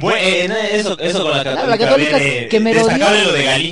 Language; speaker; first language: Spanish; native; Spanish